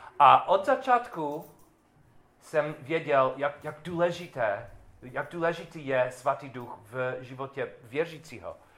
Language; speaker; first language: Czech; non-native, learner; English